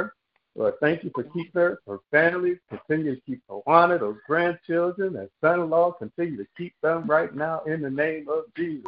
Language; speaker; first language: English; native; English